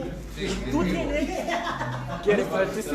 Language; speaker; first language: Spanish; non-native, learner; Haitian Creole